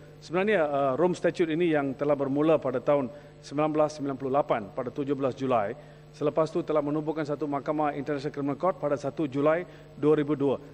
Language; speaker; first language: Malay; non-native, local second language; Tamil